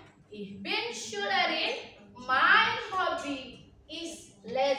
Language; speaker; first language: German; non-native, learner; Indonesian